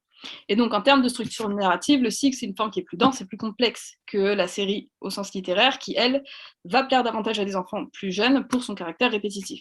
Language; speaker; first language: French; native; French